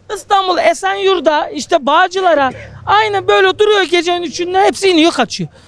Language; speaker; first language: Turkish; native; Turkish